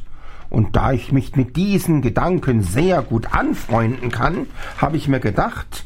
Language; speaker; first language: German; native; German